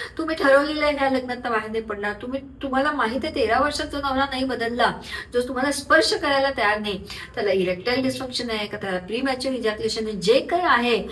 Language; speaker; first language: Marathi; non-native, local second language; Urdu